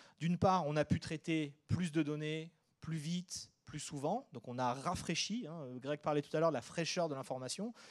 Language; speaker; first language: French; native; French